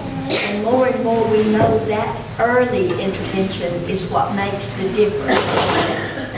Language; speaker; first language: English; native; English